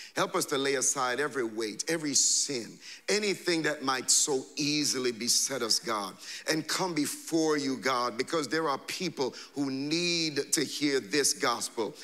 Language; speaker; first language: English; native; English